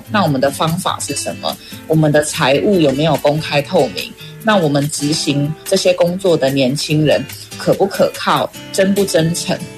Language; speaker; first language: Chinese; non-native, local second language; Min Nan Chinese